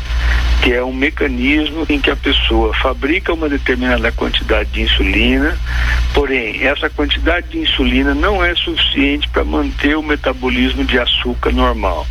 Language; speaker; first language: Portuguese; native; Portuguese